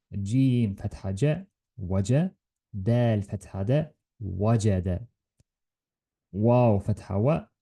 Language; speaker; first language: Arabic; non-native, learner; Estonian